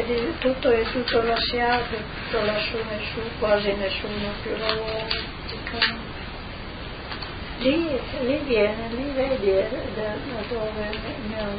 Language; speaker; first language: Italian; non-native, local second language; Slovenian